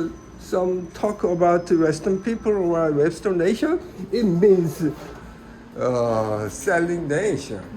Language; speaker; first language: English; non-native, learner; Korean